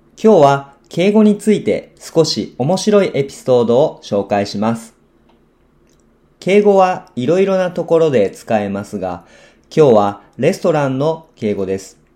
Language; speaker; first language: Japanese; non-native, fluent; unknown